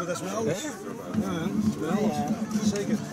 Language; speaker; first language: Dutch; native; Dutch